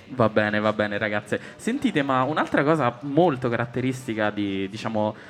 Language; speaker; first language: Italian; native; Italian